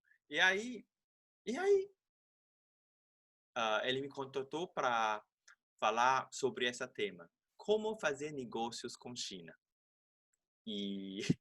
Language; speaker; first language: Portuguese; non-native, fluent; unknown